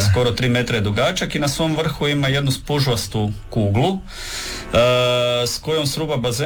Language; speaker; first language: Serbian; native; Serbian